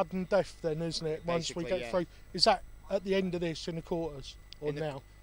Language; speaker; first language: English; native; English